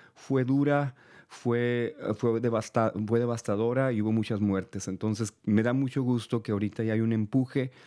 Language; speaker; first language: Spanish; native; Spanish